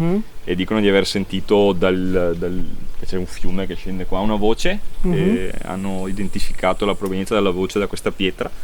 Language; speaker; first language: Italian; native; Italian